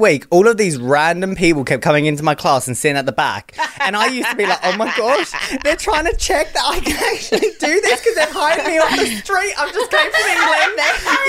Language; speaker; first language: English; native; English